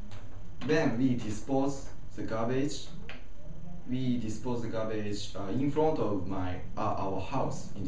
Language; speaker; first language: English; non-native, learner; Japanese